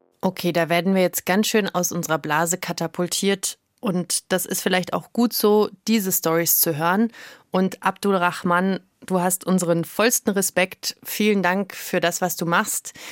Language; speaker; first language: German; native; German